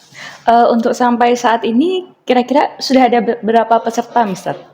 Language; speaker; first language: Indonesian; native; Indonesian